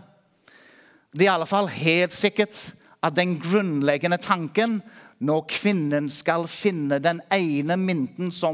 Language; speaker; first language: Norwegian; non-native, fluent; English